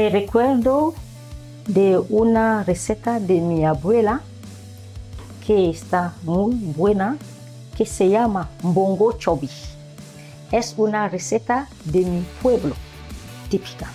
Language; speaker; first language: Spanish; non-native, learner; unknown